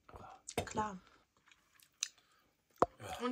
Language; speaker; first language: German; non-native, fluent; Ukrainian